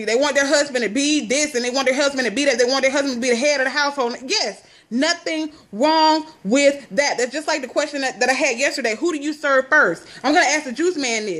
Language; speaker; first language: English; native; English